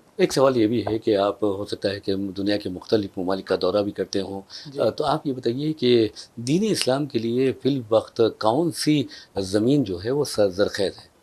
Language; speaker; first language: Urdu; native; Urdu